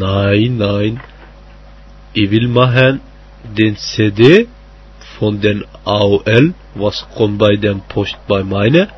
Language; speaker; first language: German; non-native, learner; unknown